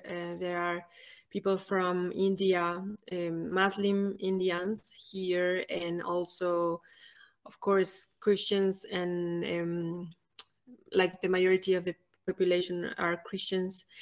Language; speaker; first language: English; non-native, fluent; Spanish